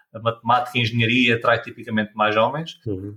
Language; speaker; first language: Portuguese; native; Portuguese